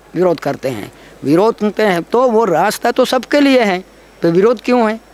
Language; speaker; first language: Hindi; non-native, local second language; Gondi